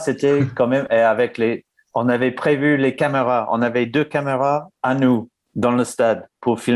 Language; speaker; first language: French; non-native, fluent; English